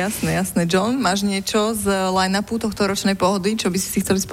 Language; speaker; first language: Slovak; native; Slovak